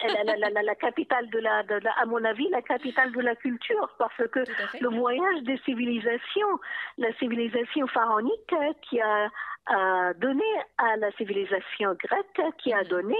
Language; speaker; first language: French; non-native, fluent; Arabic